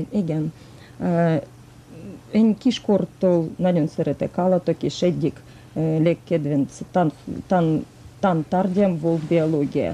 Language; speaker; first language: Hungarian; non-native, fluent; Russian